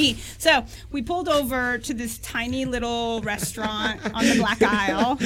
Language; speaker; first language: English; native; English